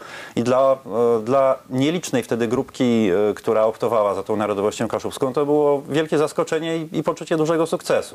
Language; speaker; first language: Polish; native; Polish